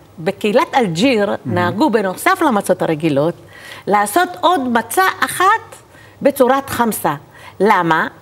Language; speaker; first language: Hebrew; native; Hebrew